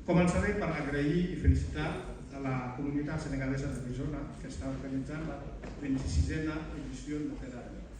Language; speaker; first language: Catalan; non-native, fluent; Wolof